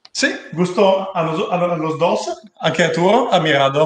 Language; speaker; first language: Spanish; non-native, learner; Italian